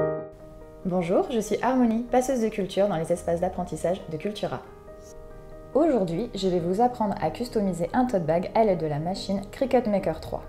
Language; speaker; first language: French; native; French